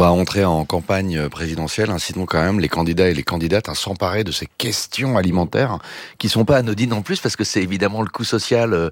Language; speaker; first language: French; native; French